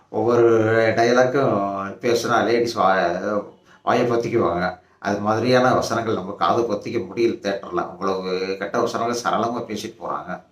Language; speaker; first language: Tamil; native; Tamil